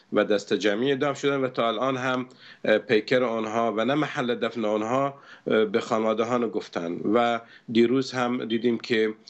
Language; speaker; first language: Persian; non-native, local second language; Arabic